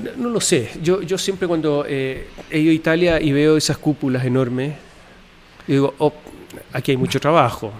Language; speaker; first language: Spanish; native; Spanish